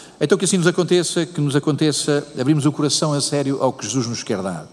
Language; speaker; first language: Portuguese; native; Portuguese